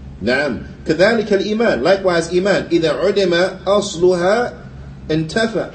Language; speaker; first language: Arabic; non-native, fluent; English